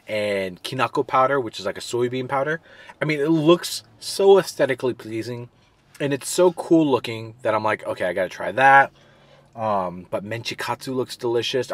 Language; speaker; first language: English; native; English